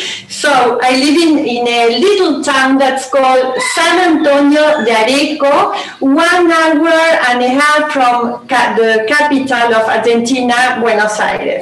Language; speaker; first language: English; non-native, learner; Spanish